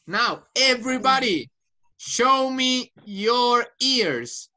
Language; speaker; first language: English; non-native, fluent; Spanish